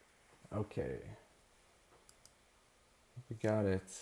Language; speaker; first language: English; native; English